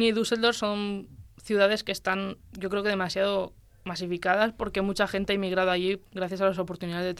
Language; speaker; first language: Spanish; native; Spanish